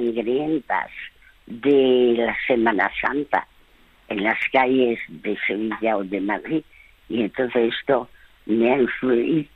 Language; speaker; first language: Spanish; early bilingual, other home language; French